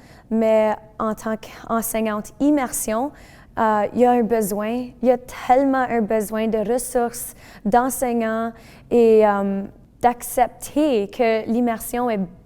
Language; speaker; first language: French; non-native, local second language; English